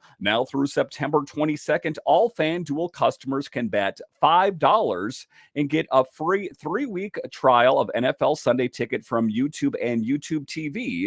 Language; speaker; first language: English; native; English